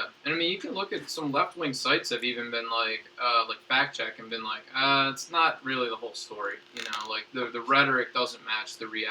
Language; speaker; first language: English; native; English